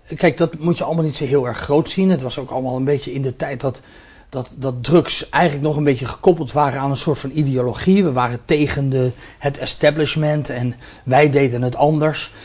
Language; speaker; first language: Dutch; native; Dutch